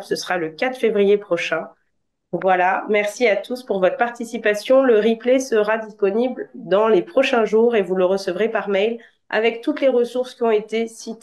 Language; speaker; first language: French; native; French